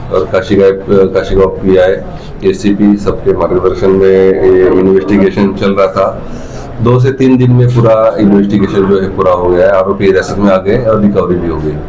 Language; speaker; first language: Hindi; non-native, local second language; Marathi